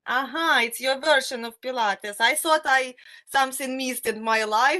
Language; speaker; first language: English; non-native, fluent; Russian